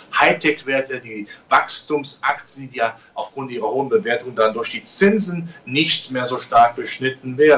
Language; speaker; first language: German; native; German